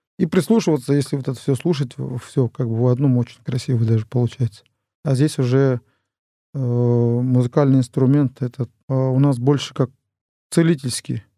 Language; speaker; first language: Russian; non-native, local second language; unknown